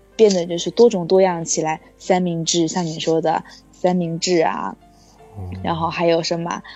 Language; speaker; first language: Chinese; native; Chinese